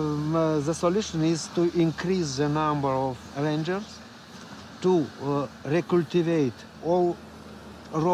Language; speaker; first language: English; non-native, learner; Russian